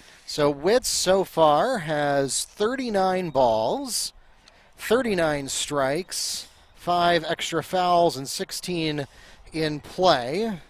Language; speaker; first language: English; native; English